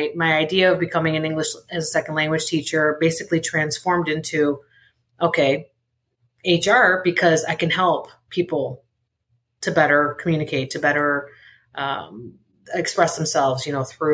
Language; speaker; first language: English; early bilingual, other home language; Spanish